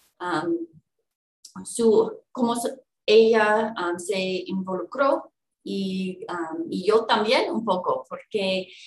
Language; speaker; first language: Spanish; non-native, fluent; English